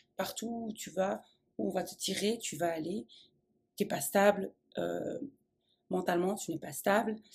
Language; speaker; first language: French; native; French